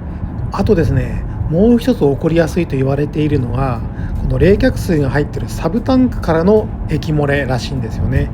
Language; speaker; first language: Japanese; native; Japanese